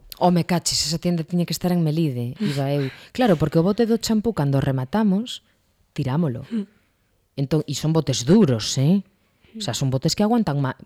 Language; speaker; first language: Galician; non-native, local second language; Spanish